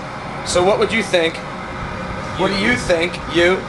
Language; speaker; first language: English; native; English